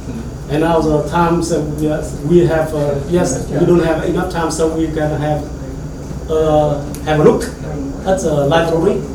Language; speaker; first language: English; non-native, learner; Vietnamese